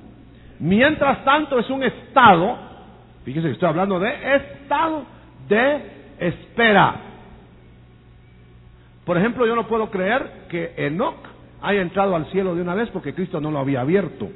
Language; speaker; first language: Spanish; native; Spanish